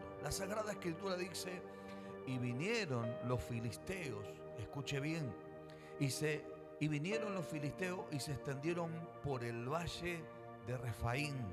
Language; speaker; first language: Spanish; native; Spanish